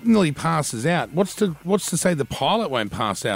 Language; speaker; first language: English; native; English